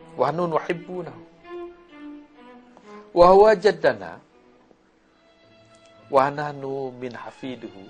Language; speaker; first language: Arabic; non-native, learner; Malay